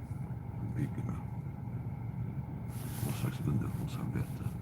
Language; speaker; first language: Swedish; non-native, fluent; English